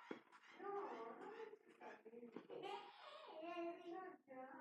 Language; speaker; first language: Spanish; native; Spanish